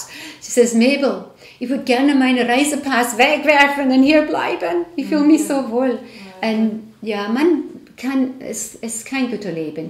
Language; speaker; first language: German; non-native, learner; English